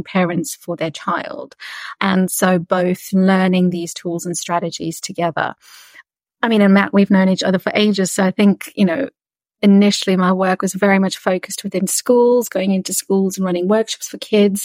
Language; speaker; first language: English; native; English